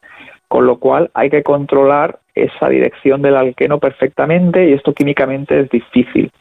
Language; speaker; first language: Spanish; native; Spanish